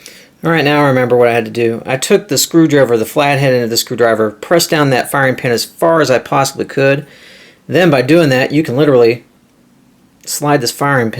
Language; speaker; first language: English; native; English